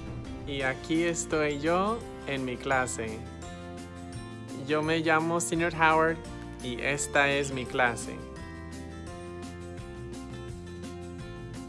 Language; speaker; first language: Spanish; non-native, fluent; English